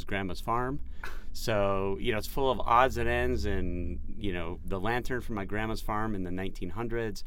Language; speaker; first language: English; native; English